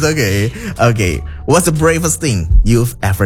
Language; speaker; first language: English; non-native, fluent; Indonesian